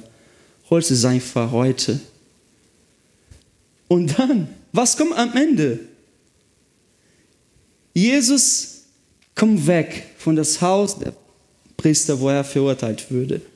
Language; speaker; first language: German; non-native, fluent; Portuguese